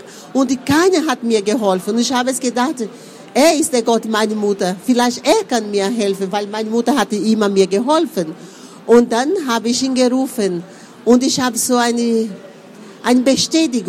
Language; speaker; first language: German; non-native, fluent; Portuguese